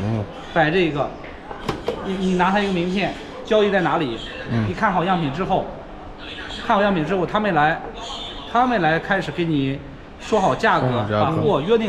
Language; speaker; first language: Chinese; native; Chinese